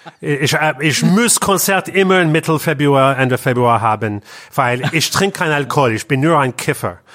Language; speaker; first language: German; non-native, learner; English